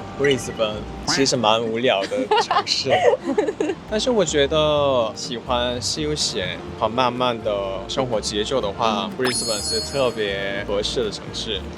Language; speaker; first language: Chinese; non-native, fluent; Korean